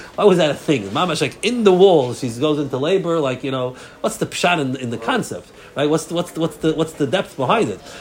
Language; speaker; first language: English; native; English